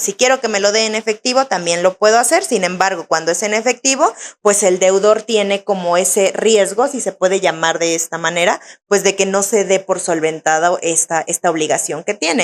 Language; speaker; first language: Spanish; native; Spanish